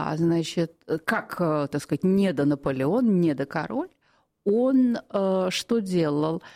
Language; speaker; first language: Russian; native; Russian